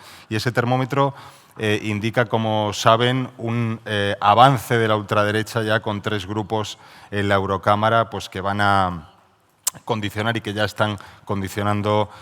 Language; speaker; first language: Spanish; native; Spanish